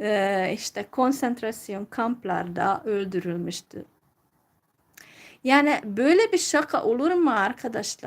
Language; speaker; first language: Turkish; non-native, fluent; Hungarian